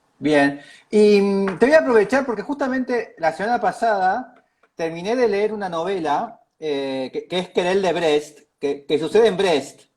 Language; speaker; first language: Spanish; native; Spanish